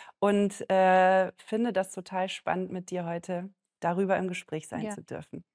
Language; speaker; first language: German; native; German